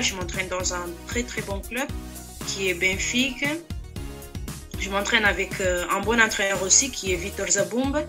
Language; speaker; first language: French; non-native, fluent; Portuguese